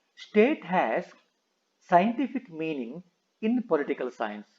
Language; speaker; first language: English; non-native, local second language; Kannada